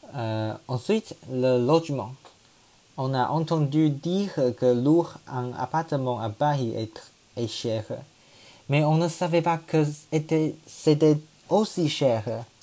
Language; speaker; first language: French; non-native, learner; Chinese